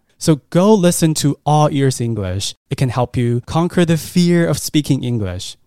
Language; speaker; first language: English; non-native, fluent; Chinese